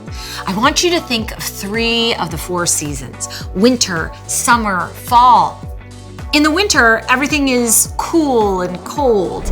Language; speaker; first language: English; native; English